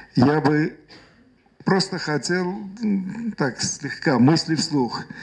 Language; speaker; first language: Russian; non-native, local second language; Armenian